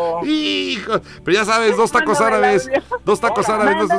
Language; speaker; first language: Spanish; native; Spanish